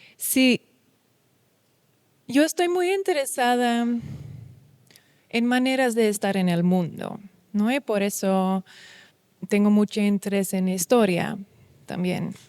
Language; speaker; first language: Spanish; non-native, learner; Dutch